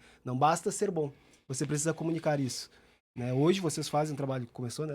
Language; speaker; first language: Portuguese; native; Portuguese